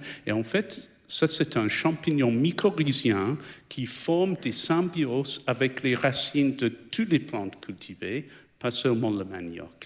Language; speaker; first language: French; non-native, fluent; English